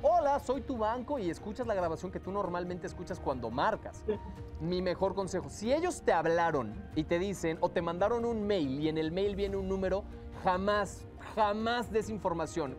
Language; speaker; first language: Spanish; native; Spanish